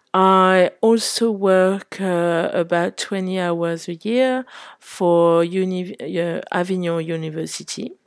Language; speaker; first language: English; non-native, fluent; French